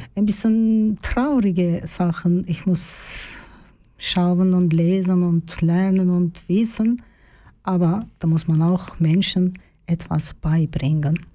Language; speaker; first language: German; non-native, learner; Turkish